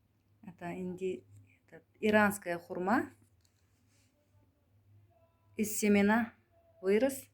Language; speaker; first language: Russian; non-native, learner; Turkmen